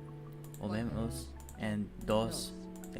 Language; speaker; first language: Spanish; non-native, learner; English